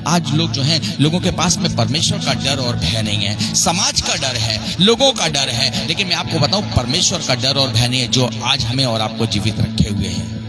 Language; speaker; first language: Hindi; native; Hindi